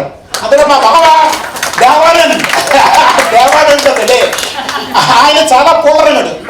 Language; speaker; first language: Telugu; native; Telugu